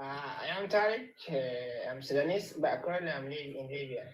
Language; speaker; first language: English; non-native, learner; Arabic